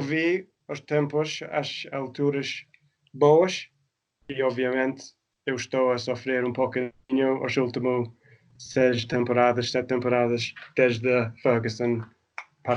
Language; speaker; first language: Portuguese; non-native, fluent; English